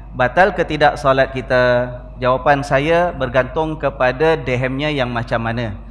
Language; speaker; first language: Malay; native; Malay